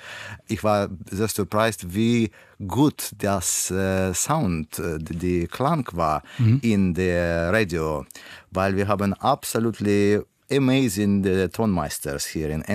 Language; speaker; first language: German; non-native, learner; Russian